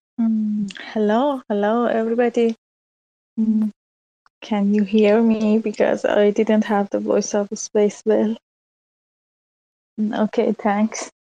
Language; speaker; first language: English; non-native, learner; Persian